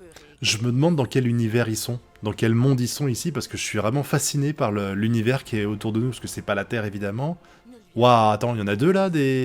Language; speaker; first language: French; native; French